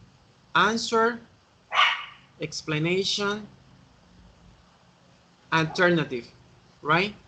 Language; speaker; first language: English; non-native, learner; Spanish